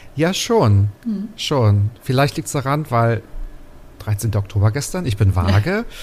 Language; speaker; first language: German; native; German